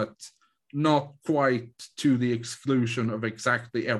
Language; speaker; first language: English; non-native, fluent; Swedish